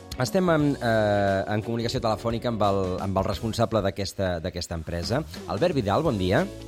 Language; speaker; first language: Catalan; native; Catalan